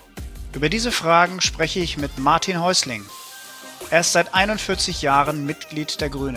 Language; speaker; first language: German; native; German